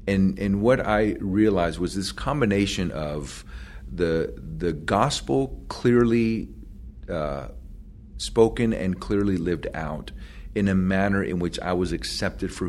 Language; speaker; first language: English; early bilingual, other home language; Spanish